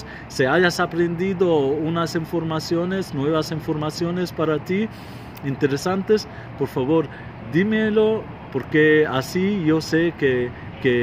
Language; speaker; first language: Spanish; non-native, fluent; Arabic